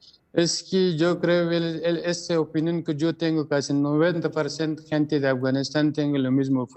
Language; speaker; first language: Spanish; non-native, learner; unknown